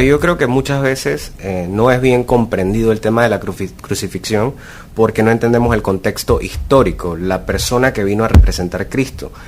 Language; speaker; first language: Spanish; native; Spanish